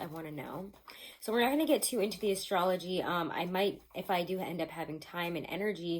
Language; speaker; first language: English; native; English